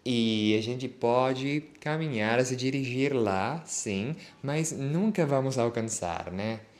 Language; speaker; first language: Portuguese; non-native, fluent; Spanish